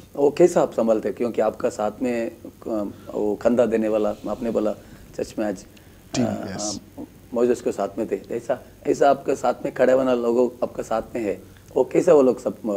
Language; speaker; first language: Hindi; non-native, local second language; Kannada